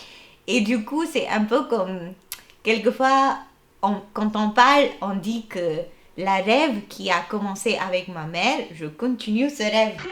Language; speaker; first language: French; non-native, fluent; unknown